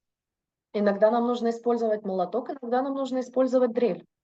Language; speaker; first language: Russian; native; Russian